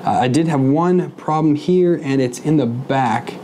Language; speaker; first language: English; native; English